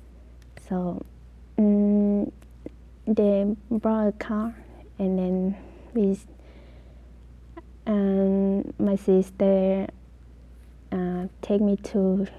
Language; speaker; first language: English; non-native, learner; Lao